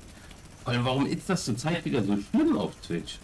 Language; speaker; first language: German; native; German